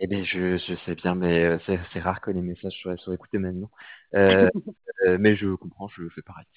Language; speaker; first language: French; native; French